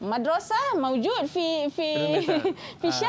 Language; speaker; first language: Arabic; non-native, fluent; Malay